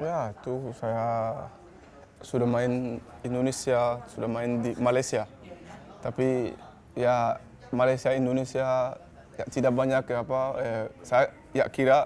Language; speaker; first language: Indonesian; non-native, learner; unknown